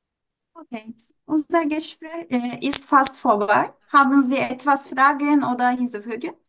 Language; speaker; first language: German; non-native, learner; Turkish